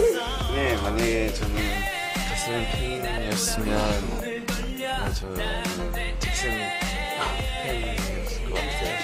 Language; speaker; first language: Korean; non-native, fluent; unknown